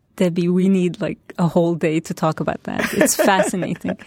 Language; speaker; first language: English; non-native, fluent; Turkish